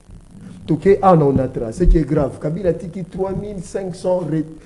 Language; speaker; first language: French; non-native, local second language; Lingala